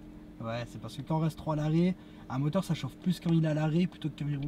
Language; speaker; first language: French; native; French